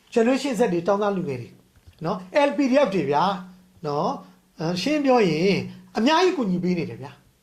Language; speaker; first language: Burmese; native; Burmese